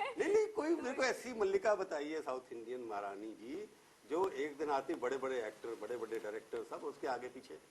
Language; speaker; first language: Hindi; native; Hindi